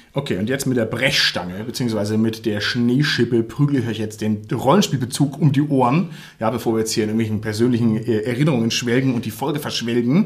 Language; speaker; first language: German; native; German